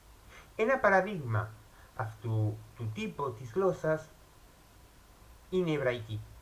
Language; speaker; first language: Greek; non-native, learner; Spanish